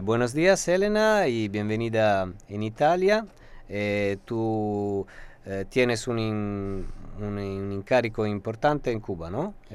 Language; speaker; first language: Spanish; non-native, learner; Italian